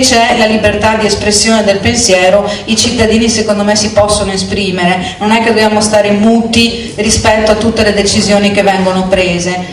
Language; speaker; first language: Italian; native; Italian